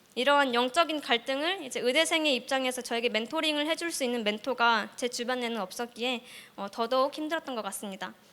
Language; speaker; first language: Korean; early bilingual, heritage; Korean